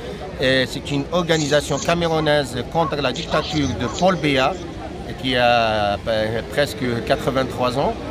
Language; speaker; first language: French; non-native, local second language; Arabic